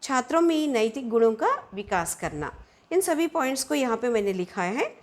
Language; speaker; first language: Hindi; non-native, local second language; Telugu